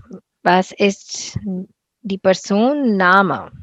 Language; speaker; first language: German; non-native, fluent; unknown